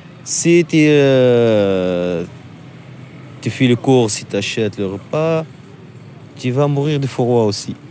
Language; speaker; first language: French; non-native, local second language; Arabic